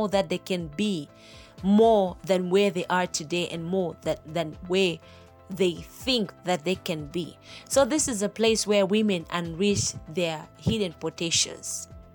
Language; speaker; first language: English; non-native, local second language; Nyanja